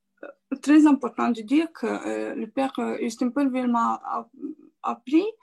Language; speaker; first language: French; non-native, fluent; Romanian